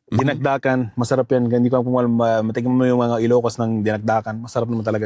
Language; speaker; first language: Filipino; early bilingual, heritage; Filipino